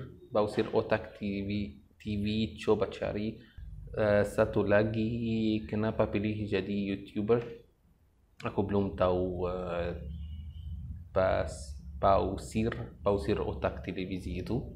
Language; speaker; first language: Indonesian; non-native, fluent; Arabic